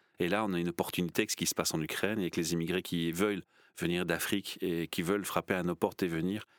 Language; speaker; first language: French; native; French